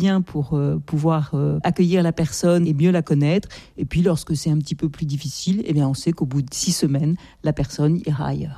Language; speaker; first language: French; native; French